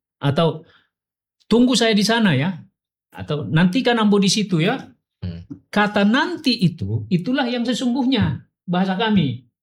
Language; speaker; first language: Indonesian; non-native, local second language; Minangkabau